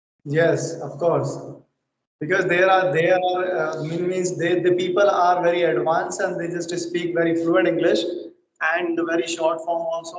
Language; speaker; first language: English; non-native, local second language; Hindi